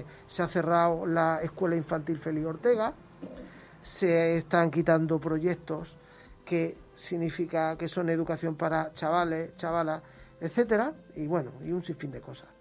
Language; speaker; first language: Spanish; native; Spanish